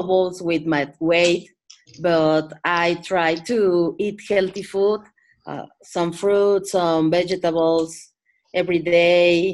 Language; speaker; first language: English; non-native, learner; Spanish